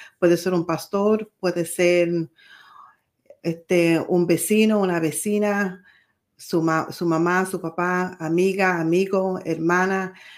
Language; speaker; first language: Spanish; early bilingual, heritage; Spanish